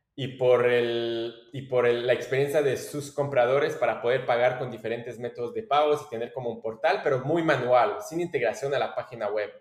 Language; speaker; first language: Spanish; non-native, fluent; French